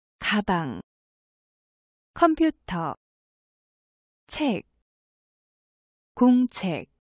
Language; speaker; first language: Korean; non-native, fluent; Vietnamese